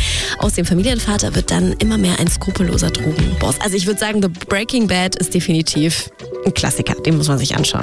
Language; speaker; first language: German; native; German